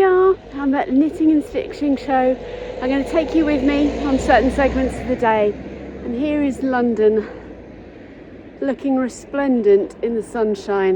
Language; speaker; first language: English; native; English